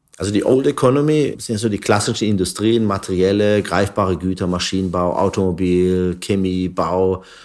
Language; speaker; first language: German; early bilingual, other home language; Turkish